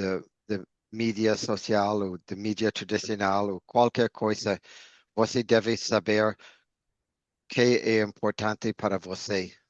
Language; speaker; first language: Portuguese; non-native, learner; English